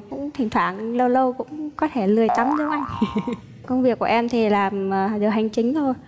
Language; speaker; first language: Vietnamese; native; Vietnamese